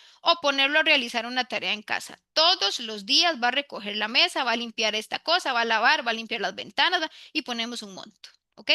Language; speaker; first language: Spanish; native; Spanish